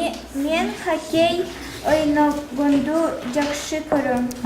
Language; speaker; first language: Kyrgyz; non-native, local second language; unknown